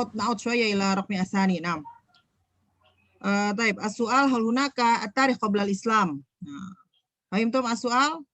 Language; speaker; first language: Arabic; non-native, fluent; Indonesian